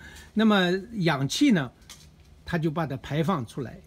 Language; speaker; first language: Chinese; native; Chinese